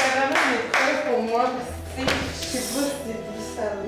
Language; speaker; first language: French; native; French